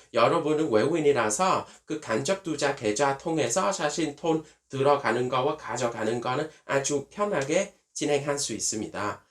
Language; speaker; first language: Korean; non-native, fluent; Vietnamese